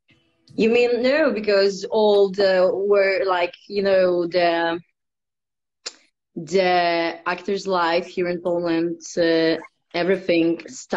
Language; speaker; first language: English; non-native, fluent; Polish